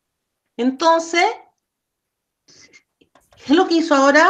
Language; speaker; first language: Spanish; native; Spanish